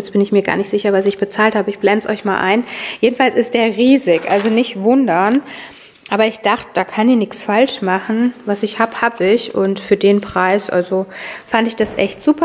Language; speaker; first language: German; native; German